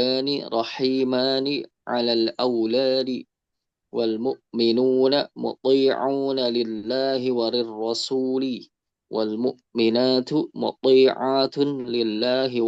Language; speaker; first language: Arabic; non-native, learner; Indonesian